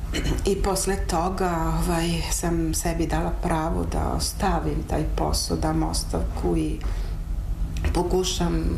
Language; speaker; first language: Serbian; non-native, fluent; Italian